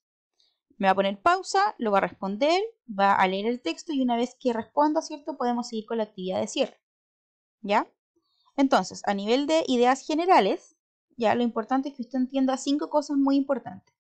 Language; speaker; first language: Spanish; native; Spanish